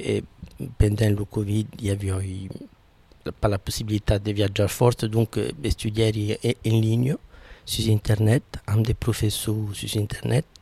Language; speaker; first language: French; non-native, fluent; Italian